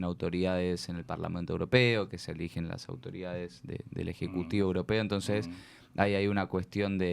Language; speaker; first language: Spanish; native; Spanish